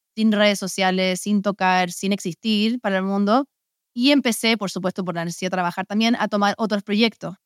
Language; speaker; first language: Spanish; early bilingual, heritage; Spanish